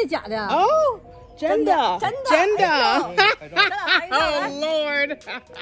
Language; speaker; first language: Chinese; non-native, learner; English